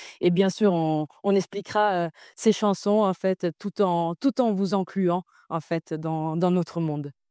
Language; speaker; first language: French; non-native, fluent; Italian